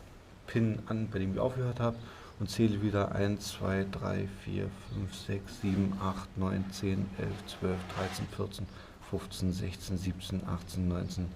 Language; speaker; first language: German; native; German